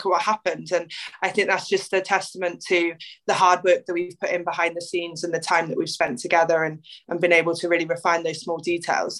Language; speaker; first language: English; native; English